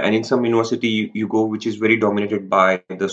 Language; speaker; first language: English; non-native, local second language; Rajasthani